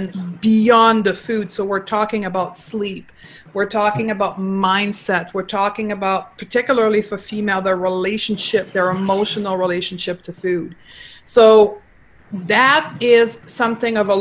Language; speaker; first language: English; non-native, fluent; French